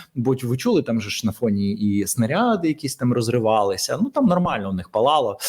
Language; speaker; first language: Ukrainian; native; Ukrainian